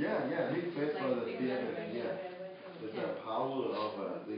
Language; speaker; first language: English; non-native, fluent; Thai